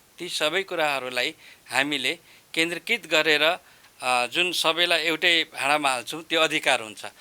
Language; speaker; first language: Nepali; non-native, local second language; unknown